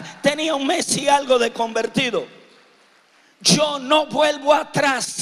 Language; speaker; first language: Spanish; native; Spanish